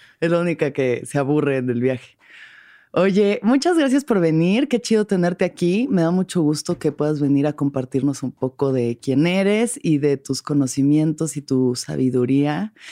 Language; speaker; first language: Spanish; native; Spanish